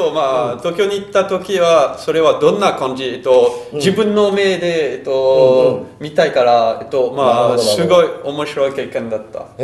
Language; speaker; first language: Japanese; non-native, learner; French